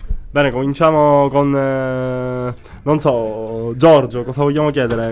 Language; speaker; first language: Italian; native; Italian